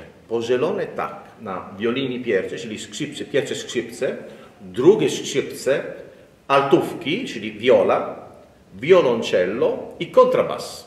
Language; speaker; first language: Polish; non-native, learner; Italian